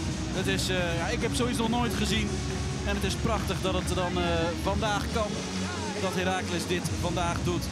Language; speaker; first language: Dutch; native; Dutch